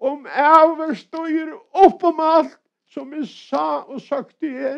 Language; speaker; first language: Swedish; non-native, learner; Faroese